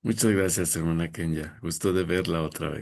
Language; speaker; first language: Spanish; native; Spanish